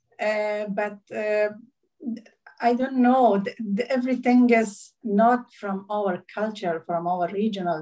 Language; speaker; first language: English; non-native, learner; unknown